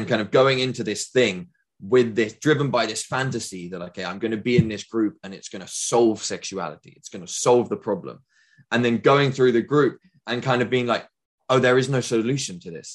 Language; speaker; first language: English; native; English